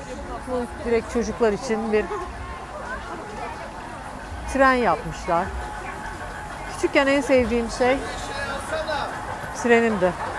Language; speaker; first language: Turkish; native; Turkish